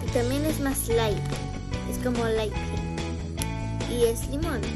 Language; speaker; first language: Spanish; early bilingual, heritage; Spanish